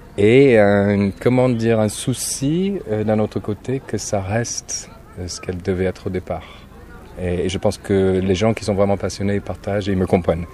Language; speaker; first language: French; non-native, fluent; English